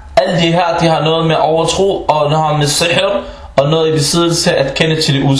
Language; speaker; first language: Danish; early bilingual, other home language; Arabic